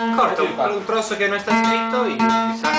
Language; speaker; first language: Spanish; non-native, fluent; Italian